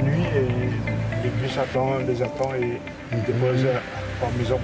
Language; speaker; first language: French; non-native, local second language; Morisyen